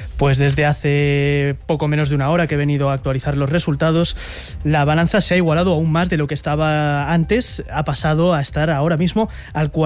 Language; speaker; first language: Spanish; native; Spanish